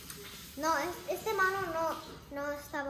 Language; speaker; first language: Spanish; early bilingual, heritage; Spanish